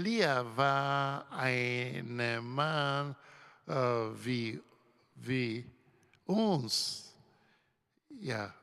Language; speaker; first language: German; non-native, learner; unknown